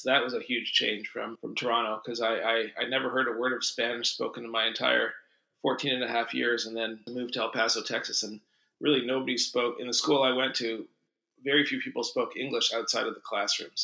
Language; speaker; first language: English; native; English